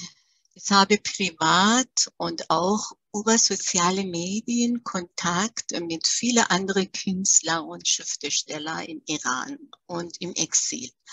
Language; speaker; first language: German; early bilingual, other home language; Persian